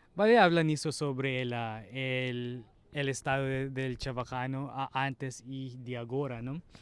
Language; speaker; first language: Spanish; non-native, learner; Chavacano